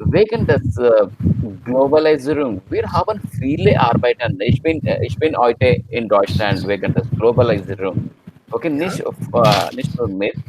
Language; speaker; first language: German; non-native, learner; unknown